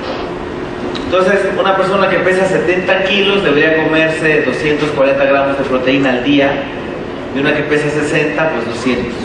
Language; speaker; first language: Spanish; native; Spanish